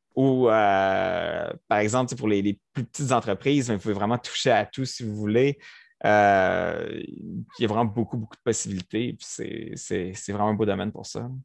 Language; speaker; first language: French; native; French